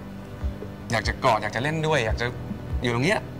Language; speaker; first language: Thai; native; Thai